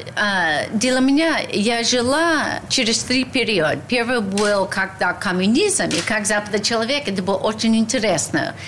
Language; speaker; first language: Russian; non-native, learner; English